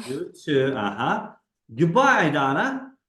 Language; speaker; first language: English; non-native, fluent; Kazakh